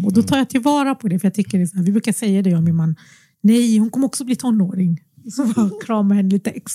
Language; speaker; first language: Swedish; early bilingual, other home language; Arabic